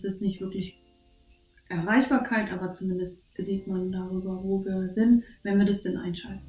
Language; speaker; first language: German; native; German